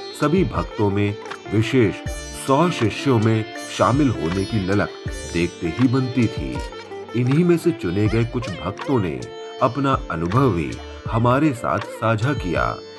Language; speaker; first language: Hindi; native; Hindi